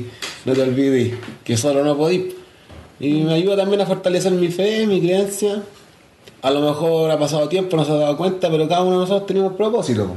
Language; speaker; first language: Spanish; native; Spanish